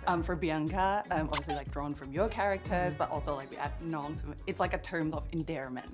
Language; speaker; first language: English; non-native, fluent; Thai